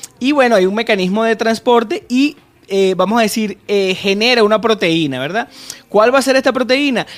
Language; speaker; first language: Spanish; native; Spanish